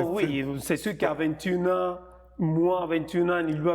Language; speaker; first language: French; non-native, fluent; Spanish